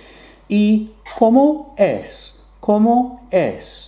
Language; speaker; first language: Spanish; non-native, fluent; English